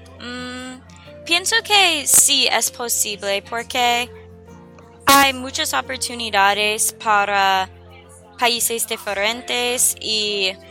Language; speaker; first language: Spanish; non-native, learner; English